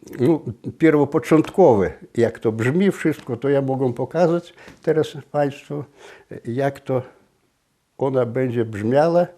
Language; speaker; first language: Polish; non-native, local second language; Belarusian